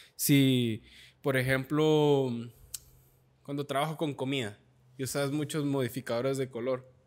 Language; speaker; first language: Spanish; native; Spanish